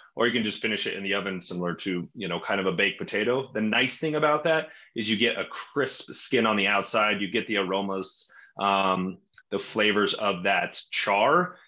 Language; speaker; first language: English; native; English